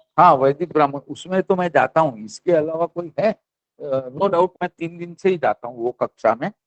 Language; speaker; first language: Hindi; non-native, local second language; Gujarati